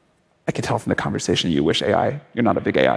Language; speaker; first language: English; native; English